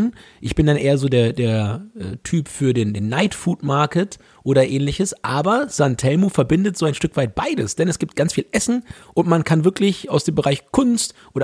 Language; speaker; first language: German; native; German